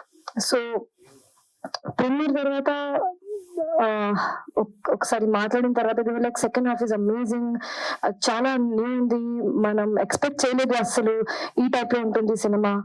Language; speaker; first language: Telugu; non-native, learner; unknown